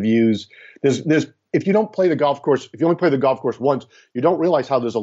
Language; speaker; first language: English; native; English